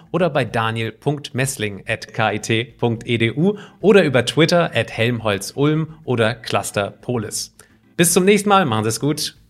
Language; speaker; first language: German; native; German